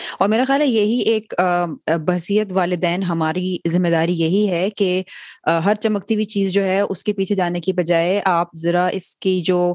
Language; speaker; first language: Urdu; native; Urdu